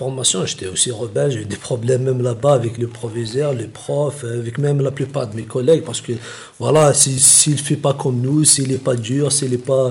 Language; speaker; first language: French; non-native, local second language; Kabyle